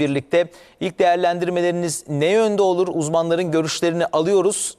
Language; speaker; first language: Turkish; native; Turkish